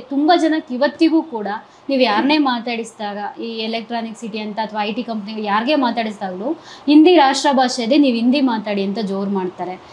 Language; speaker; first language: Kannada; native; Kannada